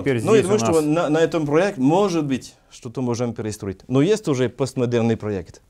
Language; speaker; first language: Russian; non-native, learner; French